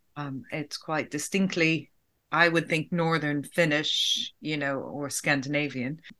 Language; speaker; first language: English; native; English